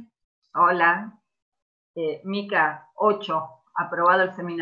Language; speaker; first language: Spanish; native; Spanish